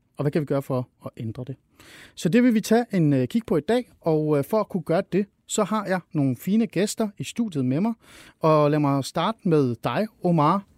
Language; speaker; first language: Danish; early bilingual, other home language; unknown